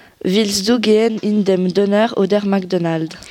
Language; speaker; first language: German; non-native, learner; French